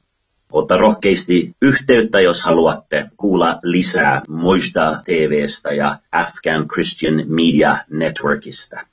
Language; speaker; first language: Finnish; non-native, fluent; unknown